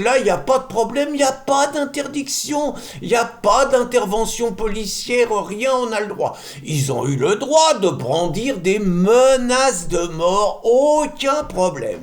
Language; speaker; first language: French; native; French